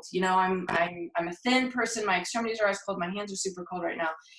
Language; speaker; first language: English; native; English